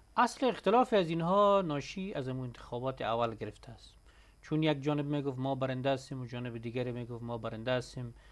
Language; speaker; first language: Persian; native; Persian